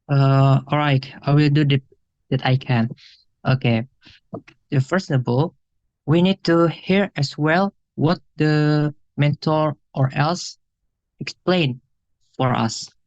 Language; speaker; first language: English; non-native, learner; Indonesian